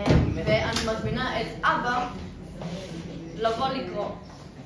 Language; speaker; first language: Hebrew; early bilingual, other home language; English